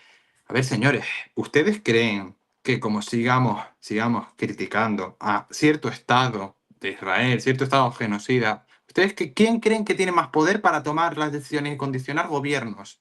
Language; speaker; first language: Spanish; native; Spanish